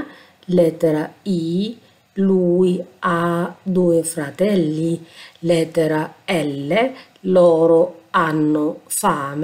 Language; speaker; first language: Italian; non-native, fluent; Arabic